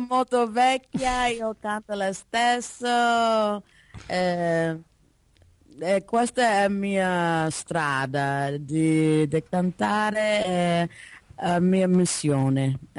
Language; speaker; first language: Italian; non-native, learner; English